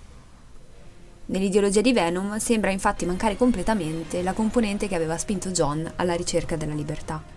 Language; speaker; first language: Italian; native; Italian